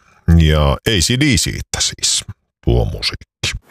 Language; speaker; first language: Finnish; native; Finnish